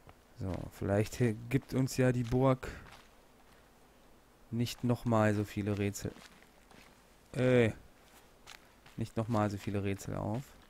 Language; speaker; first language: German; native; German